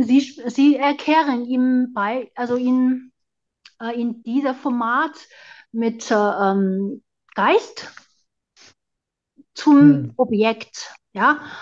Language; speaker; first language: German; non-native, fluent; Chinese